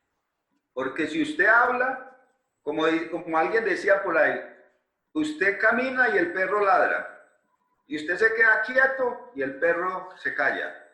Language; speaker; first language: Spanish; native; Spanish